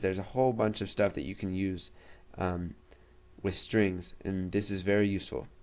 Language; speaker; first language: English; native; English